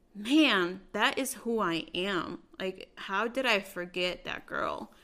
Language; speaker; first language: English; early bilingual, other home language; Spanish